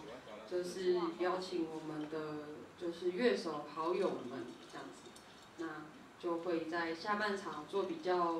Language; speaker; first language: Chinese; native; Chinese